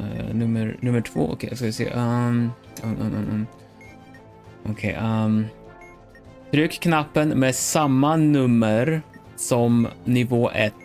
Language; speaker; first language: Swedish; non-native, learner; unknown